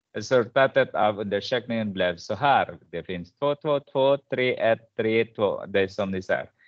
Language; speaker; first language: Swedish; non-native, fluent; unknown